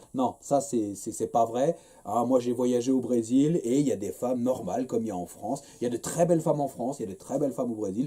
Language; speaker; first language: French; native; French